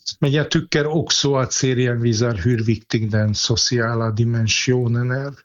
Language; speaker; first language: Swedish; non-native, fluent; Hungarian